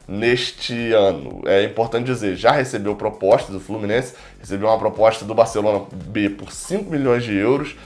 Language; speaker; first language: Portuguese; native; Portuguese